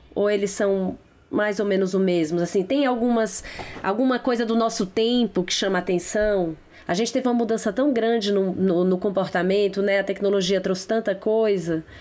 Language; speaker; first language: Portuguese; native; Portuguese